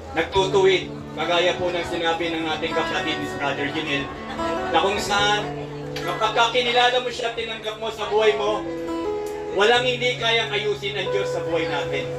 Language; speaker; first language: Filipino; native; Filipino